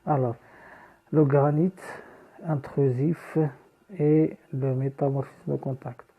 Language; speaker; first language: French; non-native, local second language; Arabic